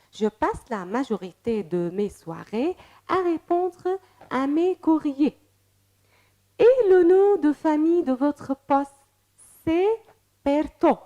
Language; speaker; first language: French; non-native, fluent; Arabic